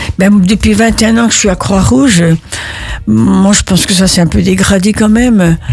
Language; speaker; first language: French; early bilingual, other home language; Italian